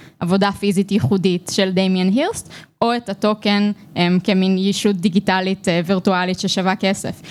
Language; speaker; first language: Hebrew; native; Hebrew